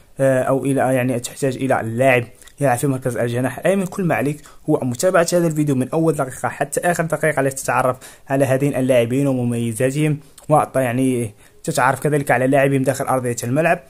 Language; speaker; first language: Arabic; native; Arabic